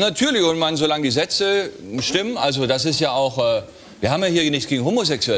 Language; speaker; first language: German; native; German